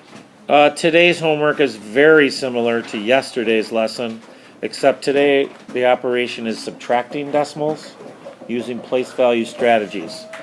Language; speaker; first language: English; native; English